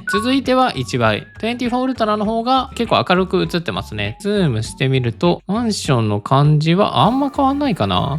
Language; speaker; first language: Japanese; native; Japanese